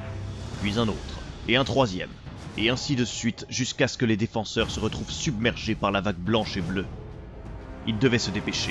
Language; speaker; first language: French; native; French